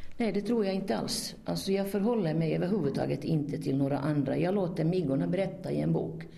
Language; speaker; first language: Swedish; native; Swedish